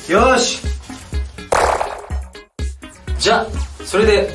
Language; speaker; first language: Japanese; non-native, fluent; Korean